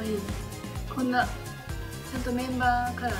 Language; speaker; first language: Japanese; native; Japanese